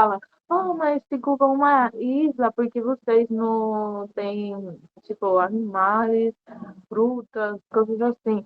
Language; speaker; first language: Portuguese; non-native, learner; Spanish